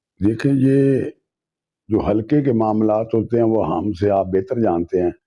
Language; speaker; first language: Urdu; non-native, local second language; Punjabi